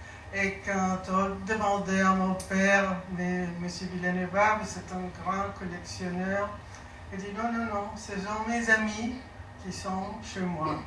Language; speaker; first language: French; non-native, learner; Spanish